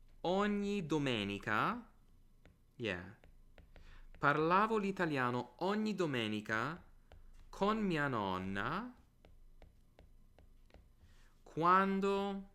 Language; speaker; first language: Italian; non-native, fluent; English